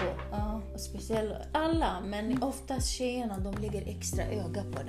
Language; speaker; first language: Swedish; early bilingual, other home language; Kurdish